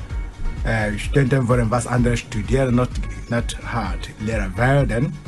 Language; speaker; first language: German; non-native, fluent; Igbo